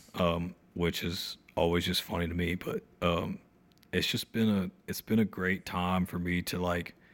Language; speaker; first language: English; native; English